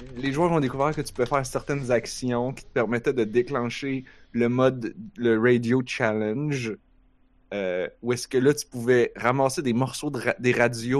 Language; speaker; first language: French; native; French